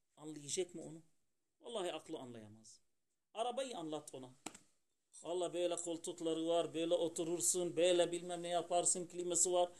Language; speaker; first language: Turkish; non-native, fluent; Arabic